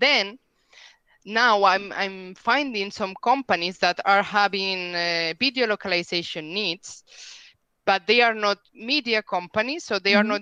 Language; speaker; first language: English; non-native, fluent; Spanish